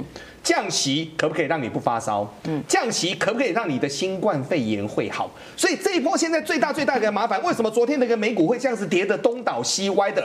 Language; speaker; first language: Chinese; native; Chinese